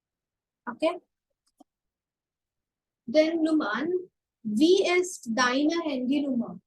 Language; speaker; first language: German; non-native, fluent; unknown